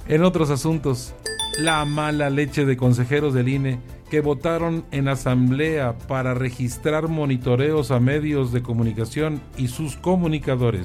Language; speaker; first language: Spanish; native; Spanish